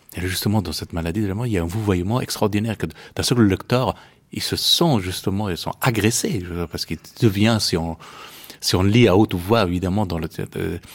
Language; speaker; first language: French; non-native, fluent; Persian